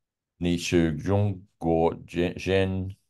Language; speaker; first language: Chinese; non-native, learner; English